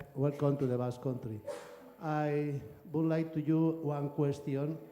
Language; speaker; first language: English; non-native, learner; Basque